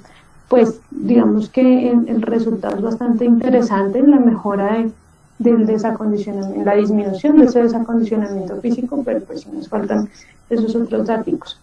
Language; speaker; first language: Spanish; native; Spanish